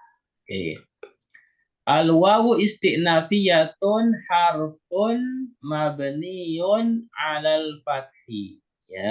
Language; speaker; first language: Arabic; non-native, fluent; Indonesian